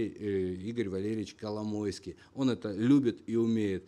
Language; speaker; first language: Russian; native; Russian